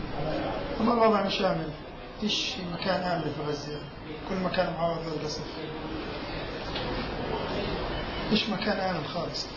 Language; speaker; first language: Arabic; native; Arabic